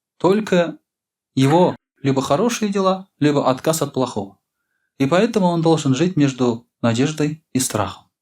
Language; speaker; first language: Russian; non-native, local second language; Tatar